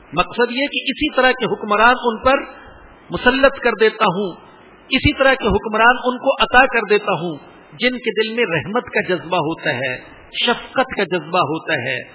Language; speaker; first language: Urdu; non-native, local second language; Punjabi